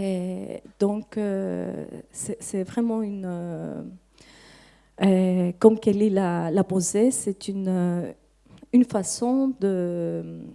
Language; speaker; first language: French; non-native, fluent; Greek